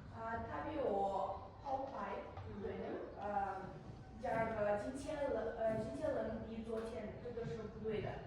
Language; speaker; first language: Chinese; non-native, learner; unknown